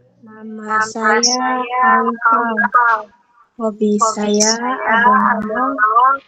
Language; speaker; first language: Indonesian; non-native, learner; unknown